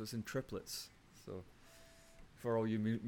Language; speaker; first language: English; native; English